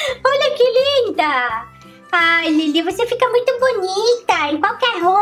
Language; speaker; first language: Portuguese; native; Portuguese